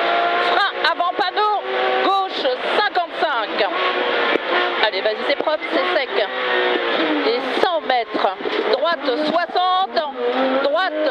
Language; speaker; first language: French; native; French